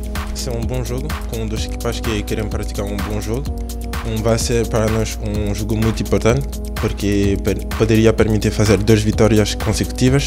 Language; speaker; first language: Portuguese; early bilingual, heritage; French